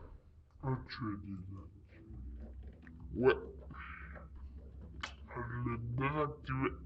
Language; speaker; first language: French; native; French